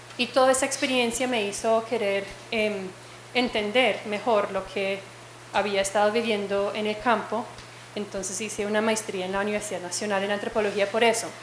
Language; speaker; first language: Spanish; non-native, fluent; English